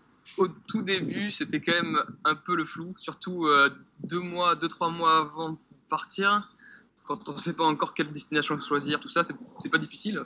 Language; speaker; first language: French; native; French